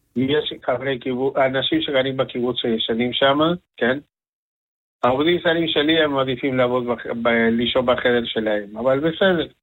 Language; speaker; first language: Hebrew; non-native, fluent; Spanish